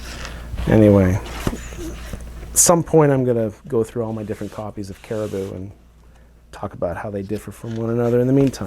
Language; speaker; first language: English; native; English